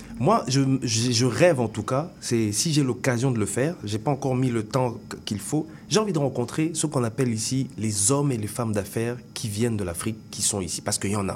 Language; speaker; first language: French; non-native, local second language; Lingala